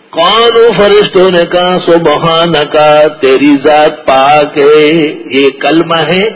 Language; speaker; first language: Urdu; non-native, local second language; Pashto